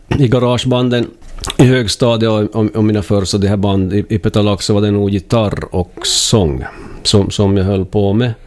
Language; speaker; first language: Swedish; native; Swedish